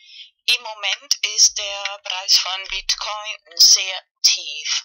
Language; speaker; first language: German; non-native, learner; Spanish